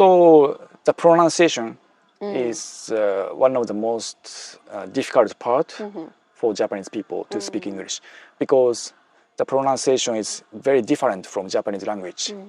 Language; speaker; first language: English; non-native, fluent; Japanese